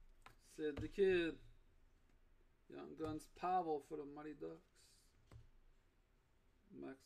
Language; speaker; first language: English; native; English